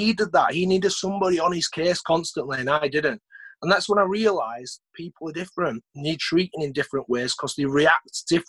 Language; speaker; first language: English; native; English